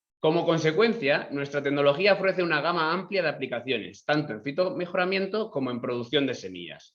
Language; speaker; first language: Spanish; native; Spanish